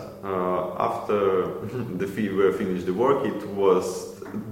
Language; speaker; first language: English; non-native, learner; Ukrainian